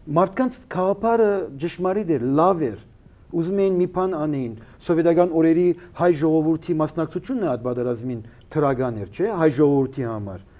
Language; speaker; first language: Armenian; early bilingual, heritage; Armenian